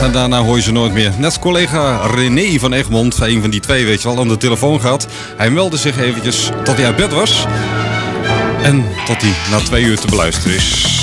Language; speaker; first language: Dutch; native; Dutch